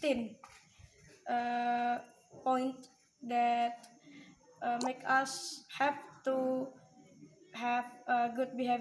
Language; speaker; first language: English; non-native, learner; Indonesian